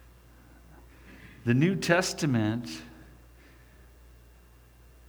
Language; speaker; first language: English; native; English